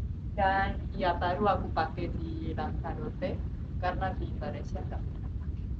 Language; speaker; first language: Indonesian; non-native, fluent; Spanish